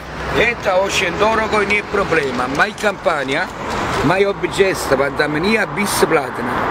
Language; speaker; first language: Russian; non-native, learner; Italian